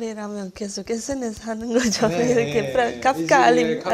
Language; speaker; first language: Korean; non-native, fluent; Czech